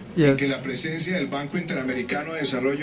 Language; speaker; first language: Spanish; native; Spanish